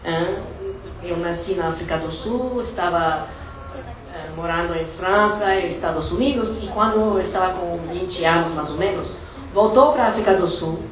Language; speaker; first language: Portuguese; non-native, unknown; English